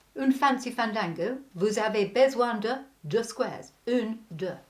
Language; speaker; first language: French; non-native, learner; English